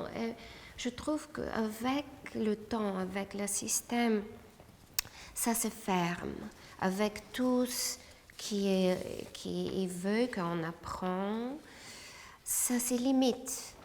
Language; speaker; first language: French; non-native, fluent; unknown